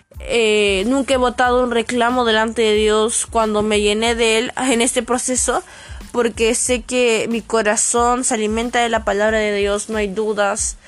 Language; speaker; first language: Spanish; native; Spanish